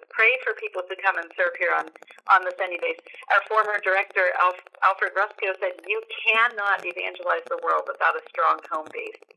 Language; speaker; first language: English; native; English